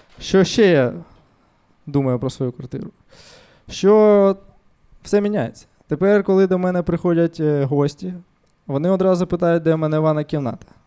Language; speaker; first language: Ukrainian; non-native, local second language; Russian